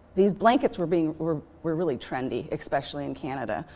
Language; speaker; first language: English; native; English